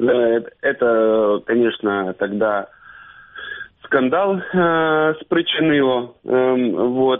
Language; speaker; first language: Russian; native; Russian